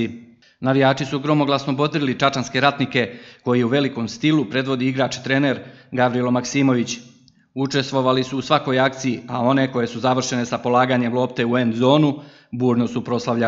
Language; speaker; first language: Serbian; native; Serbian